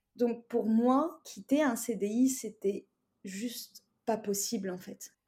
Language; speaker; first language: French; non-native, local second language; Arabic